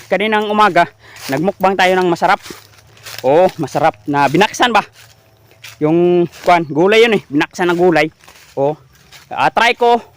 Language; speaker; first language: Filipino; non-native, local second language; Cebuano